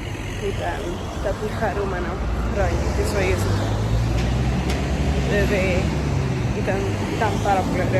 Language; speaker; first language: Greek; early bilingual, heritage; Greek